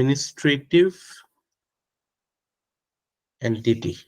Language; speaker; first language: English; non-native, local second language; Assamese